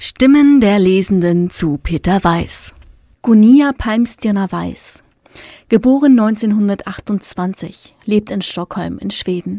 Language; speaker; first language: German; native; German